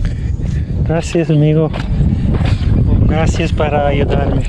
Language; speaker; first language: Spanish; non-native, learner; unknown